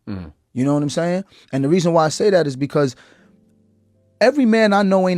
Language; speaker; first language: English; native; English